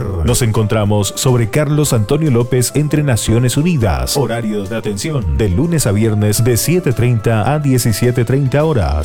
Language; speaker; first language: Spanish; native; Spanish